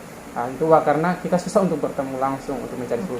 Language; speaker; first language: Indonesian; native; Indonesian